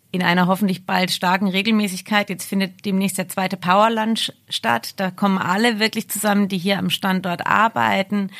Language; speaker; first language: German; native; German